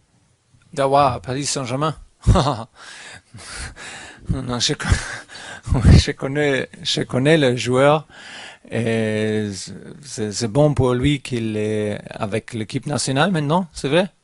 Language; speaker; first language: French; non-native, learner; German